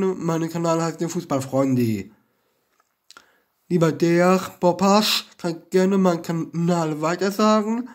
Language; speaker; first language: German; non-native, learner; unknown